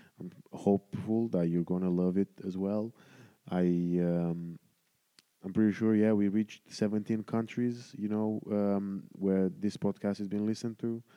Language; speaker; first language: English; non-native, fluent; Romanian